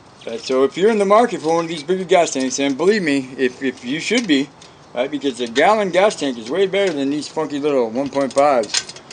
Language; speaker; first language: English; native; English